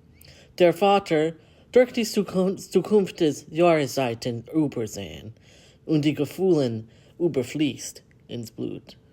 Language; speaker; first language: German; non-native, learner; English